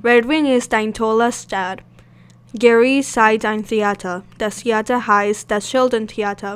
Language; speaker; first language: German; non-native, learner; English